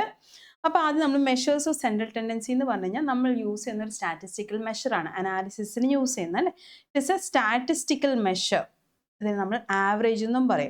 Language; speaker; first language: Malayalam; native; Malayalam